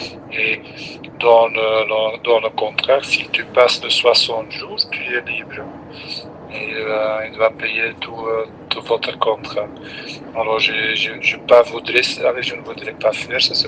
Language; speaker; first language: French; non-native, local second language; Dutch